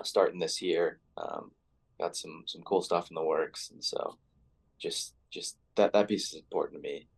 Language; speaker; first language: English; native; English